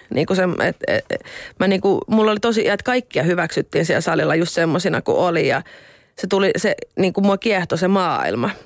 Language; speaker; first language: Finnish; non-native, local second language; Swedish